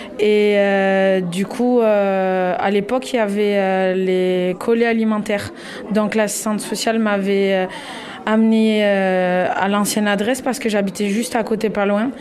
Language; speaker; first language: French; native; French